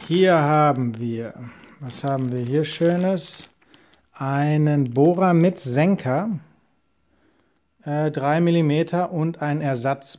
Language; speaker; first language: German; native; German